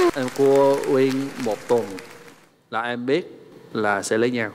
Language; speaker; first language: Vietnamese; non-native, fluent; English